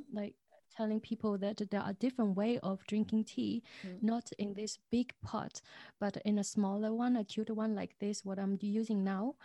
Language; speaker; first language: English; non-native, fluent; Chinese